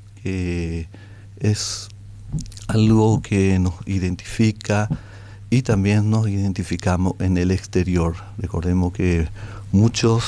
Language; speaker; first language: Spanish; non-native, local second language; Guarani